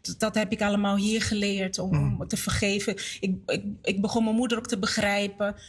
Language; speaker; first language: Dutch; non-native, fluent; Portuguese